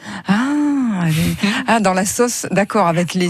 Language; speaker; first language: French; native; French